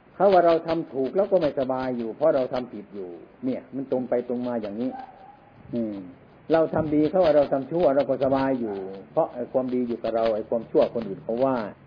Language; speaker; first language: Thai; non-native, local second language; Northeastern Thai